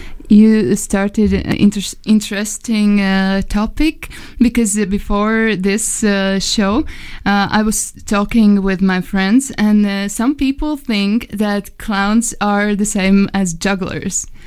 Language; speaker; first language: English; non-native, fluent; Latvian